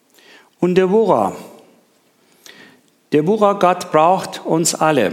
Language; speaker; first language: German; non-native, learner; Persian